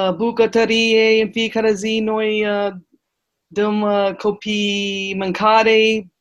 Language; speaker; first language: Romanian; non-native, learner; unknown